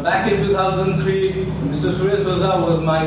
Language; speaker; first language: English; non-native, local second language; Nepali